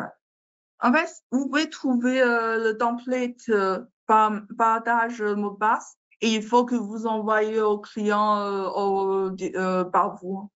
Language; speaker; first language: French; non-native, learner; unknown